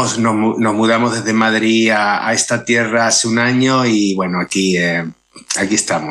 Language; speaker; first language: Spanish; native; Spanish